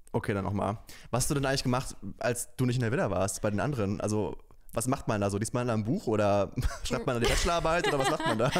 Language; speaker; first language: German; native; German